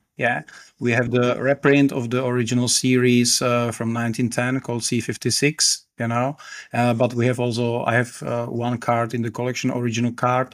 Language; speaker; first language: English; non-native, fluent; Czech